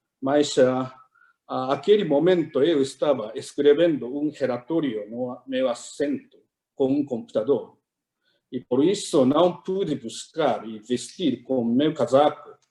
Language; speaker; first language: Portuguese; non-native, fluent; Japanese